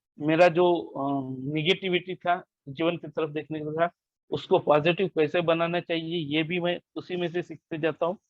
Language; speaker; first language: Hindi; non-native, local second language; Marathi